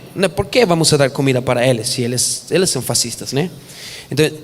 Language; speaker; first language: Portuguese; non-native, fluent; Spanish